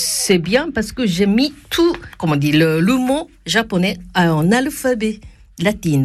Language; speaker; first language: French; non-native, fluent; Japanese